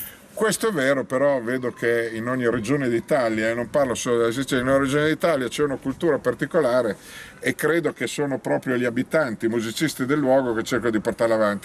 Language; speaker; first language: Italian; native; Italian